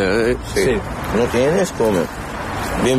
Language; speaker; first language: Spanish; non-native, learner; Arabic